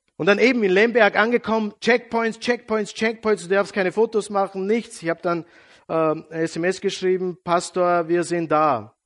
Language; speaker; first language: German; non-native, fluent; Serbian